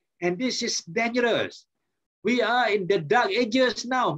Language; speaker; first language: English; non-native, local second language; Malay